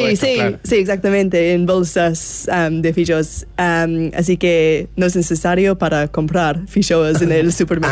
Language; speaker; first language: Spanish; non-native, learner; English